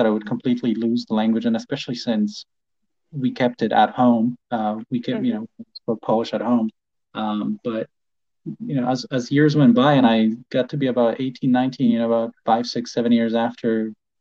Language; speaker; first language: English; non-native, fluent; Polish